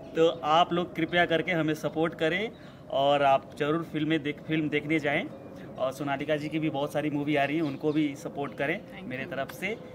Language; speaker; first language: Hindi; non-native, local second language; Bhojpuri